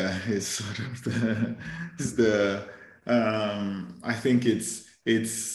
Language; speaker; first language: English; non-native, local second language; Yoruba